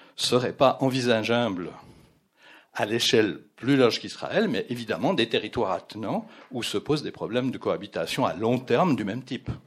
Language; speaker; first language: French; native; French